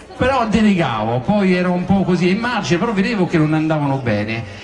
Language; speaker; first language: Italian; non-native, fluent; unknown